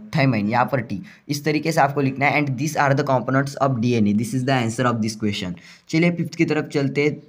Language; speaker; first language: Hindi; non-native, local second language; Marathi